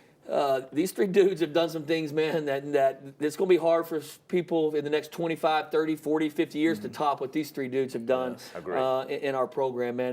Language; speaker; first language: English; native; English